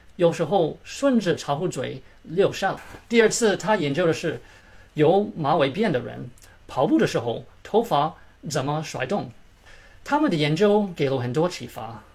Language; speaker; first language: Chinese; early bilingual, heritage; Chinese